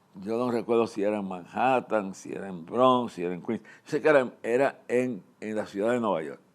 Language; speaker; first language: Spanish; non-native, fluent; English